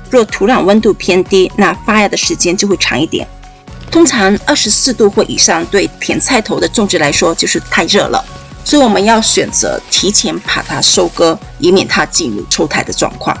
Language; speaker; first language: Chinese; native; Chinese